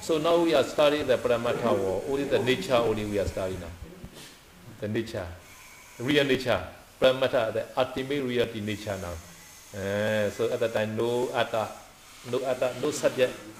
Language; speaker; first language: English; non-native, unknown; Burmese